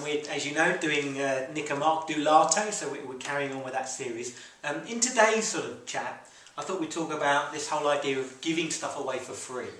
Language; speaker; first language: English; native; English